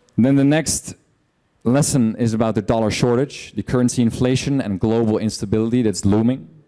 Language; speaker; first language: English; non-native, fluent; Dutch